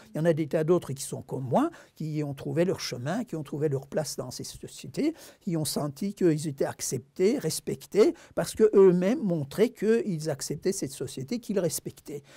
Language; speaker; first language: French; non-native, fluent; Turkish